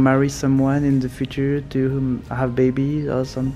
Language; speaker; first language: English; non-native, fluent; French